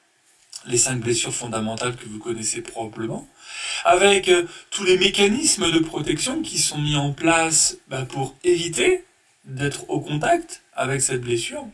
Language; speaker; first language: French; native; French